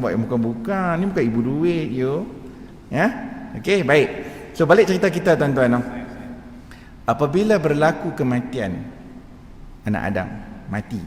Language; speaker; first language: Malay; native; Malay